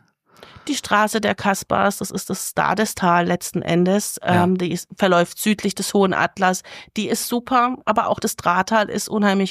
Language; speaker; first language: German; native; German